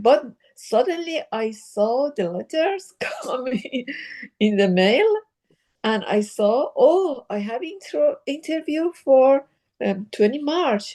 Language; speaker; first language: English; non-native, learner; Persian